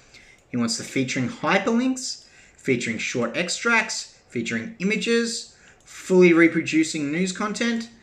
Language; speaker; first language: English; native; English